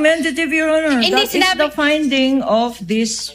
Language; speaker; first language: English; non-native, local second language; Filipino